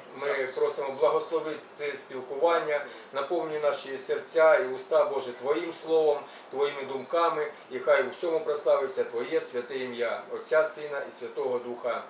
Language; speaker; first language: Ukrainian; non-native, local second language; Russian